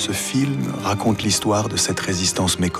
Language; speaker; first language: French; native; French